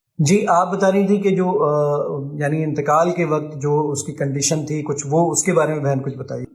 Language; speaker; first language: Urdu; native; Urdu